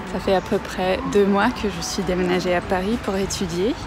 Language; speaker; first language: French; non-native, fluent; English